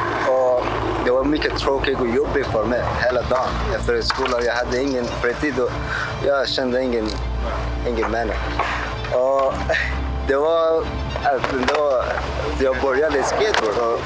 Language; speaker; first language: Swedish; non-native, learner; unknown